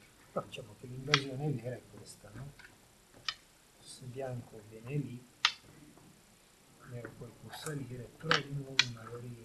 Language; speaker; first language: Italian; native; Italian